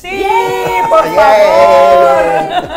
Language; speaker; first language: Spanish; native; Spanish